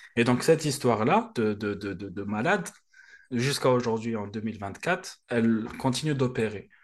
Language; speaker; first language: French; non-native, local second language; Arabic